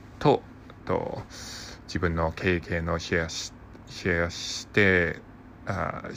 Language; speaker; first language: Japanese; non-native, learner; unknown